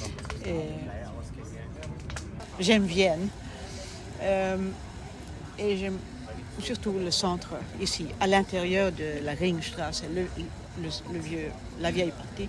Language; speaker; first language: French; non-native, fluent; German